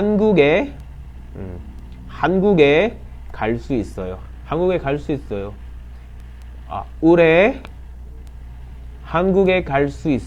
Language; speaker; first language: Korean; non-native, fluent; Filipino